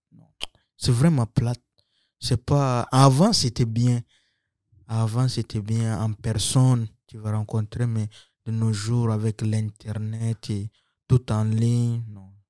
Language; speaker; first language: French; non-native, local second language; Sango